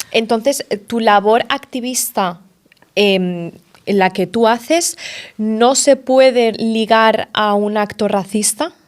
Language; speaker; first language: Spanish; native; Spanish